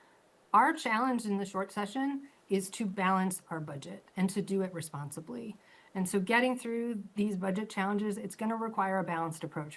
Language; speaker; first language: English; native; English